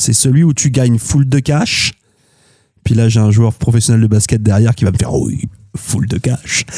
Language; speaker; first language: French; native; French